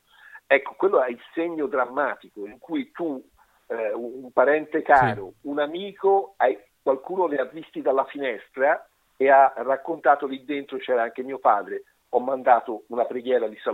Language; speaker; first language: Italian; native; Italian